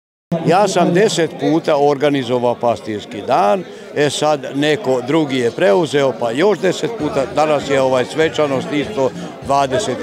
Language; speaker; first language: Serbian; non-native, local second language; Hungarian